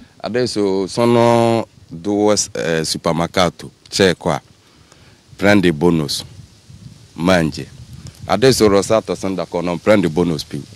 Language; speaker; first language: Italian; non-native, learner; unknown